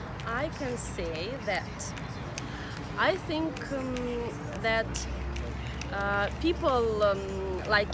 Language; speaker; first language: English; non-native, fluent; Russian